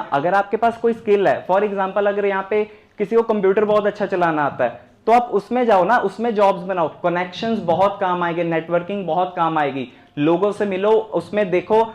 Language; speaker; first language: Hindi; native; Hindi